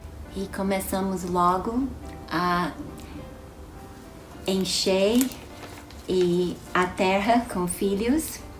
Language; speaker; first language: Portuguese; non-native, fluent; English